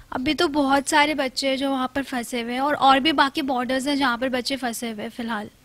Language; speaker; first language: Hindi; native; Hindi